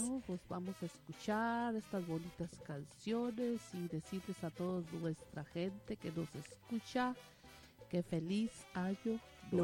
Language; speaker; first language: Spanish; native; Spanish